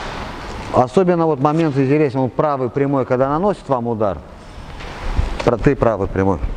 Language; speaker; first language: Russian; native; Russian